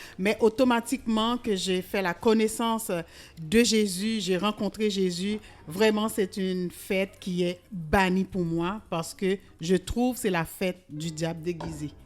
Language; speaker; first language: French; non-native, local second language; Haitian Creole